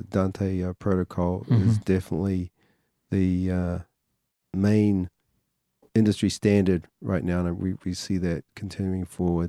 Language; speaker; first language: English; native; English